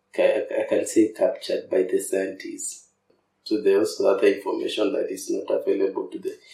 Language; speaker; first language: English; non-native, local second language; Masai